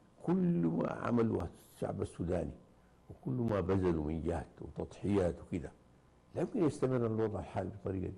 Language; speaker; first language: Arabic; native; Arabic